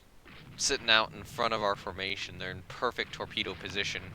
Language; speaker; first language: English; native; English